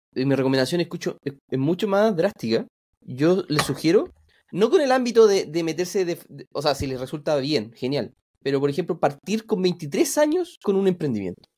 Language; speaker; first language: Spanish; native; Spanish